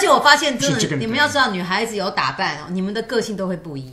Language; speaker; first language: Chinese; native; Chinese